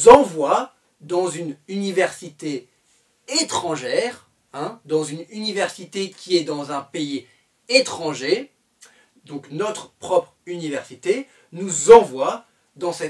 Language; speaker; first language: French; native; French